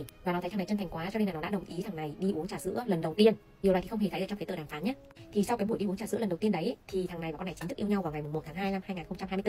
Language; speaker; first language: Vietnamese; native; Vietnamese